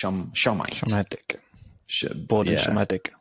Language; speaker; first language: Welsh; non-native, local second language; English